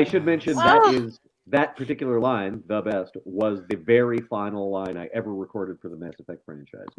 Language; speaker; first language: English; native; English